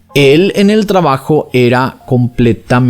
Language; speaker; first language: Spanish; native; Spanish